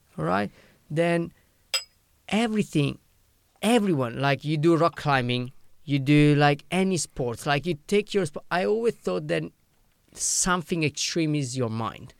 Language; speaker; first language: English; non-native, fluent; Italian